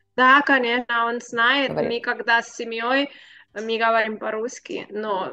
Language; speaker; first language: Russian; non-native, learner; Spanish